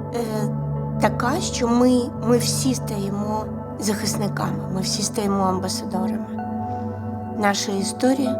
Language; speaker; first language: Ukrainian; non-native, local second language; Russian